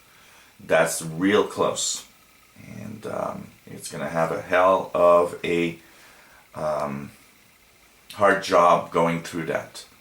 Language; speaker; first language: English; non-native, local second language; French